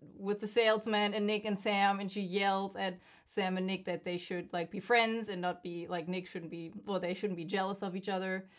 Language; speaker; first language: English; non-native, fluent; German